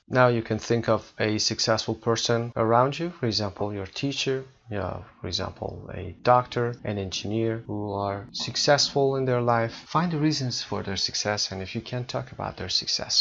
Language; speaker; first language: English; non-native, fluent; Persian